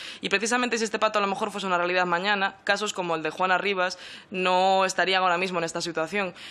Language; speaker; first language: Spanish; native; Spanish